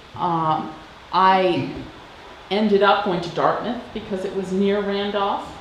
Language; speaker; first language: English; native; English